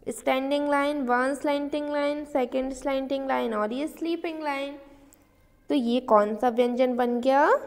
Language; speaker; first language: Hindi; native; Hindi